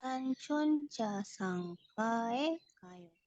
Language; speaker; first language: Korean; non-native, learner; Indonesian